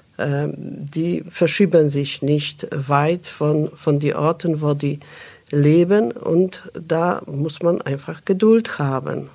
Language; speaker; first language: German; non-native, fluent; Polish